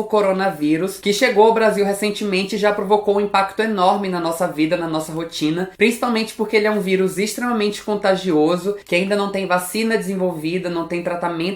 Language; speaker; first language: Portuguese; native; Portuguese